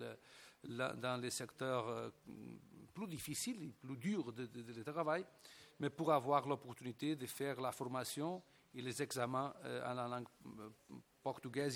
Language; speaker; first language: French; non-native, fluent; Portuguese